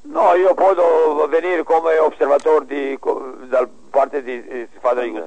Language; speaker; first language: Spanish; non-native, learner; Serbian